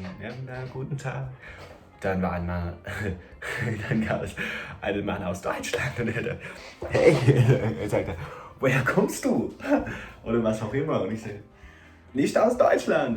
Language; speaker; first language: German; non-native, fluent; English